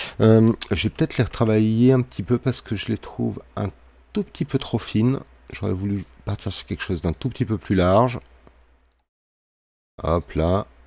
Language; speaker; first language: French; native; French